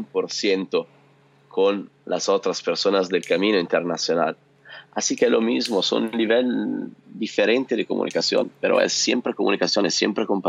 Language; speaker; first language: Spanish; non-native, learner; Italian